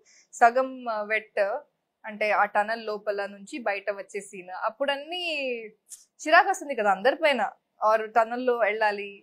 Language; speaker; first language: Telugu; non-native, local second language; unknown